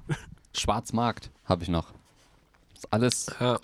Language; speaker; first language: German; native; German